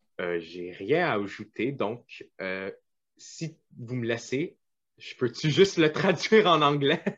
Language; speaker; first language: French; non-native, local second language; English